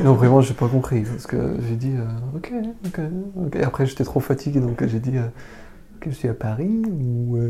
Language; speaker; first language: French; non-native, learner; Arabic